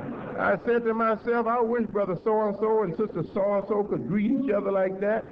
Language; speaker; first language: English; native; English